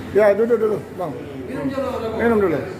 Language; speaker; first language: Indonesian; native; Indonesian